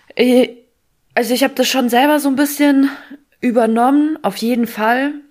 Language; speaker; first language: German; early bilingual, other home language; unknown